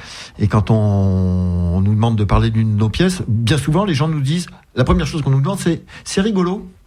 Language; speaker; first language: French; native; French